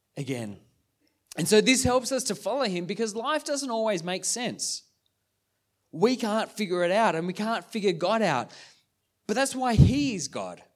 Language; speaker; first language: English; native; English